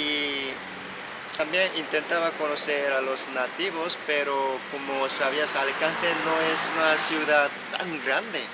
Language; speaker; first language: Spanish; non-native, fluent; Korean